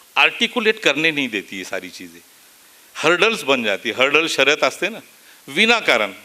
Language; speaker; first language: Hindi; non-native, local second language; Marathi